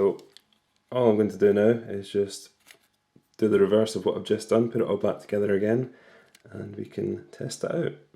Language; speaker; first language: English; native; English